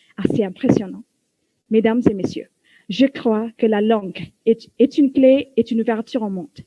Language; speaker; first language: French; non-native, fluent; Indonesian